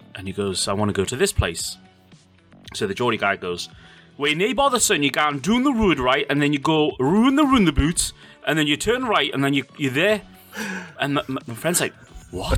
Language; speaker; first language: English; native; English